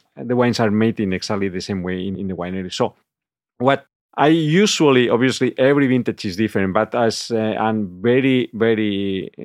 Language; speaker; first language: English; non-native, fluent; Catalan